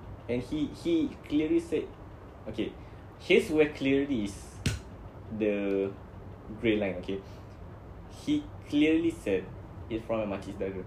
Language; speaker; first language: English; non-native, local second language; Malay